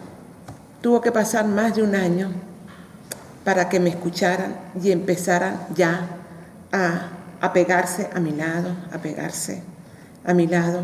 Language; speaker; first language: Spanish; native; Spanish